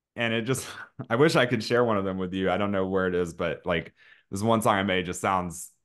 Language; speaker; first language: English; native; English